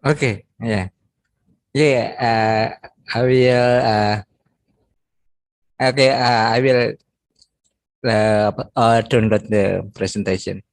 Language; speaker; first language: English; non-native, learner; Indonesian